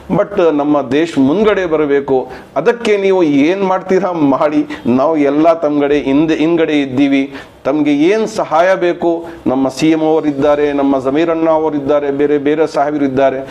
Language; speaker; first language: Kannada; non-native, local second language; Urdu